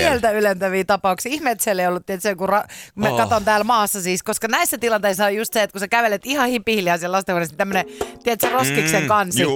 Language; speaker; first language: Finnish; native; Finnish